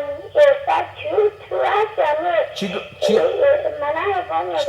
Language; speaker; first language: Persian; early bilingual, heritage; Persian